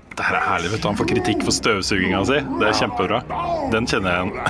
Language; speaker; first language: Norwegian; native; Norwegian